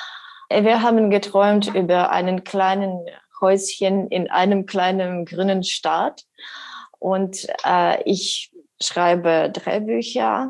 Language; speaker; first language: German; non-native, learner; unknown